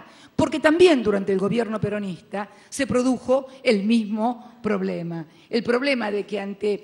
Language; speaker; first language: Spanish; native; Spanish